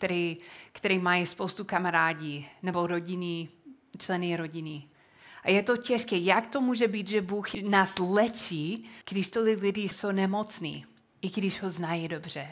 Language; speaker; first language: Czech; non-native, fluent; English